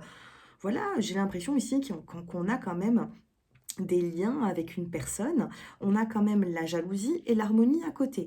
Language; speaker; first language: French; native; French